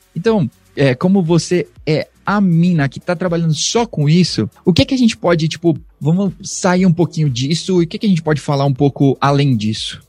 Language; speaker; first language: Portuguese; native; Portuguese